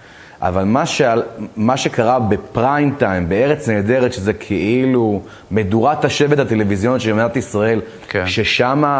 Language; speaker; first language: Hebrew; native; Hebrew